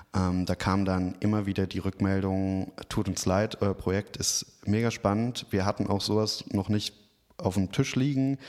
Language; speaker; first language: German; native; German